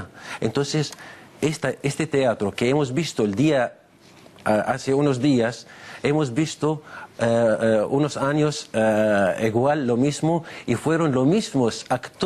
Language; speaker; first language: Spanish; non-native, fluent; Arabic